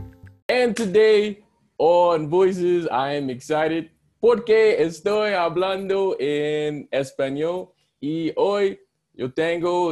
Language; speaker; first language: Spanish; non-native, learner; English